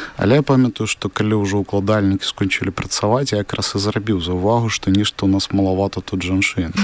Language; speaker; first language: Belarusian; non-native, local second language; Russian